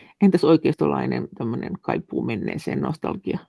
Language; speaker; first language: Finnish; native; Finnish